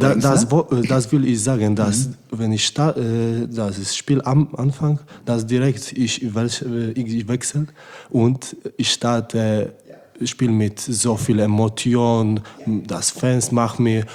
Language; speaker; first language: German; non-native, learner; Polish